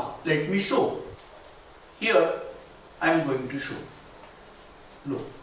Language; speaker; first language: English; non-native, local second language; Marathi